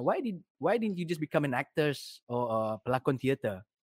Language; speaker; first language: English; non-native, local second language; Malay